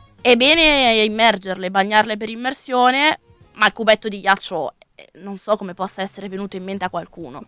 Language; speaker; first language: Italian; native; Italian